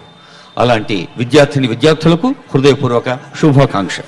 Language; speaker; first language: Telugu; native; Telugu